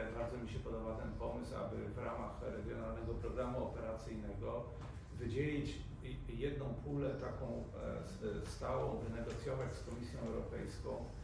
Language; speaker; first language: Polish; native; Polish